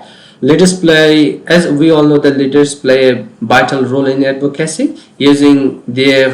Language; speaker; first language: English; non-native, local second language; Bangla